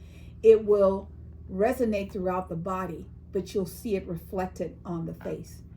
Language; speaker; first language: English; native; English